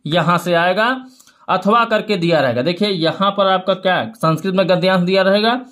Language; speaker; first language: Hindi; native; Hindi